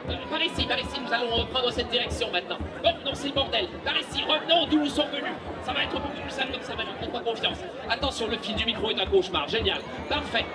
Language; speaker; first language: French; native; French